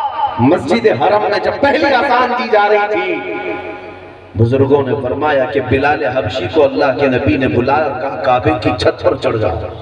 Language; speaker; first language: Urdu; native; Urdu